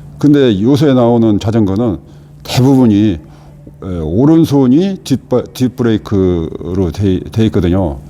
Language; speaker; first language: Korean; native; Korean